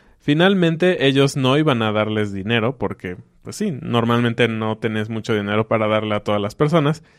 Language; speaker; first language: Spanish; native; Spanish